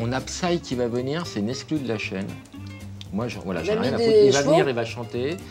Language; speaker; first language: French; native; French